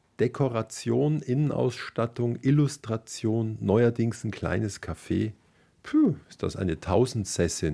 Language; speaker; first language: German; native; German